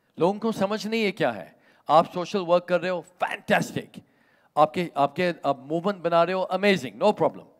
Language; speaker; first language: Hindi; native; Hindi